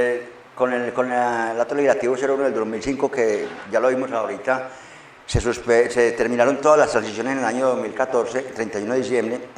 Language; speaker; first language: Spanish; native; Spanish